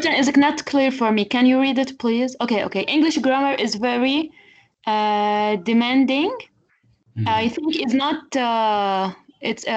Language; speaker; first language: English; non-native, learner; Arabic